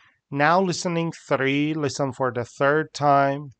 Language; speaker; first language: English; non-native, fluent; Persian